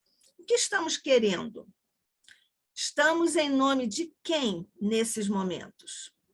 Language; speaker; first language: Portuguese; native; Portuguese